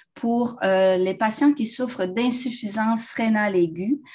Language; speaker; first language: French; native; French